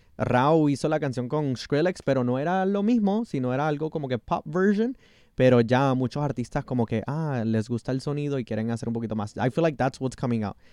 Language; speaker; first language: Spanish; early bilingual, heritage; Spanish